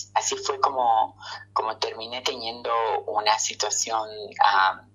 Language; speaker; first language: Spanish; native; Spanish